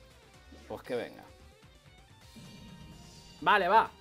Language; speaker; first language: Spanish; native; Spanish